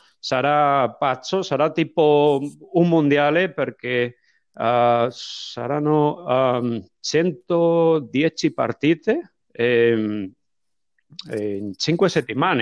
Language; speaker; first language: Italian; non-native, fluent; Spanish